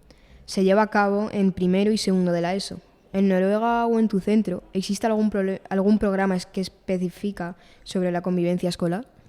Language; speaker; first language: Spanish; native; Spanish